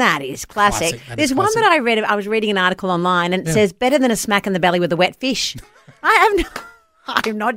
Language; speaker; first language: English; native; English